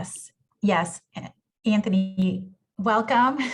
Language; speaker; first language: English; native; English